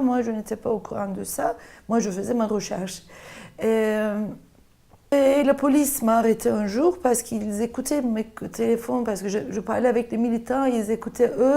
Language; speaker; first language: French; non-native, fluent; Turkish